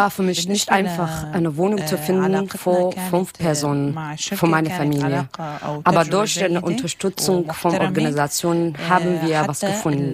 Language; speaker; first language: German; non-native, learner; Arabic